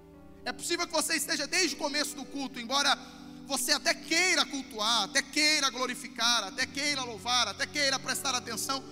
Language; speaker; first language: Portuguese; native; Portuguese